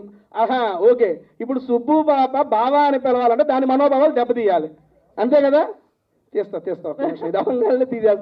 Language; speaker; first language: Telugu; native; Telugu